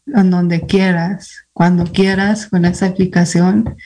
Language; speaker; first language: Spanish; early bilingual, heritage; Spanish